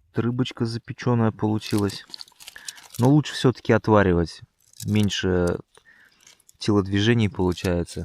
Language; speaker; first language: Russian; native; Russian